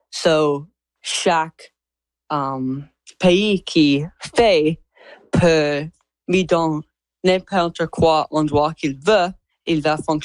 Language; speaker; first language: French; non-native, learner; English